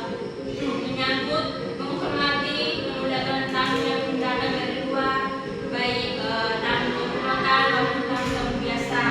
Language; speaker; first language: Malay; non-native, local second language; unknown